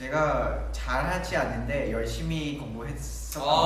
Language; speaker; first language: Korean; non-native, learner; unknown